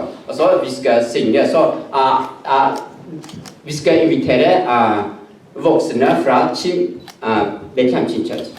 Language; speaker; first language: Norwegian; non-native, learner; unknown